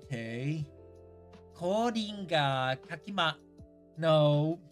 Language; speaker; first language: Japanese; non-native, learner; English